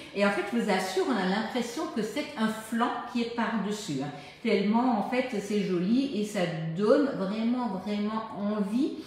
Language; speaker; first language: French; native; French